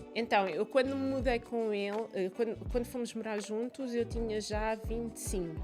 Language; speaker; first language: Portuguese; early bilingual, other home language; Italian